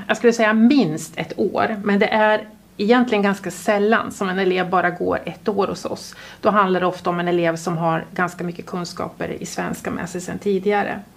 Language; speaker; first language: Swedish; native; Swedish